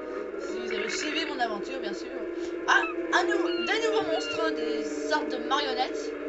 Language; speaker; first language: French; native; French